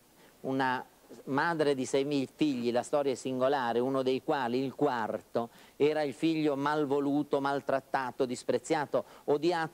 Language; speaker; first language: Italian; native; Italian